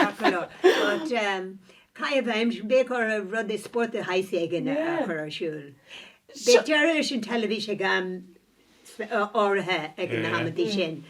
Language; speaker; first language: Irish; non-native, local second language; English